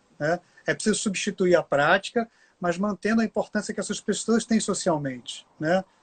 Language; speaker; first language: Portuguese; native; Portuguese